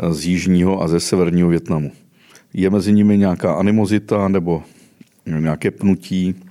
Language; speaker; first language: Czech; native; Czech